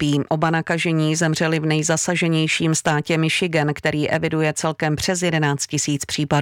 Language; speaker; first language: Czech; native; Czech